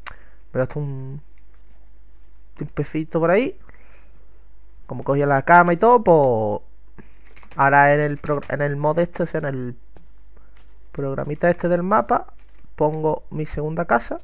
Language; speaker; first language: Spanish; native; Spanish